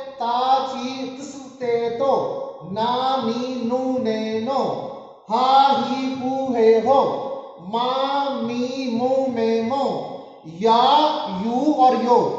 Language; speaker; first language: Urdu; native; Urdu